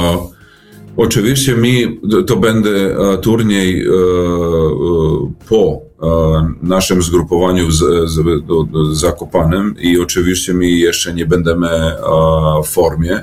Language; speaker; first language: Polish; non-native, fluent; Serbian